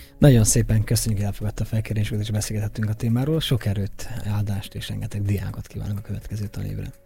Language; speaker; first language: Hungarian; native; Hungarian